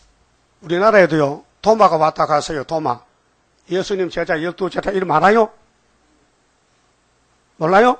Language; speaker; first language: Korean; native; Korean